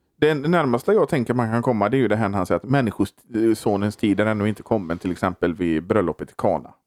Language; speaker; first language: Swedish; native; Swedish